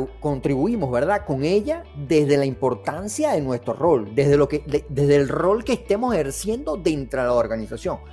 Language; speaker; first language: Spanish; native; Spanish